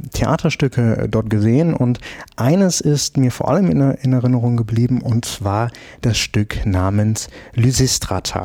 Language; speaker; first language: German; native; German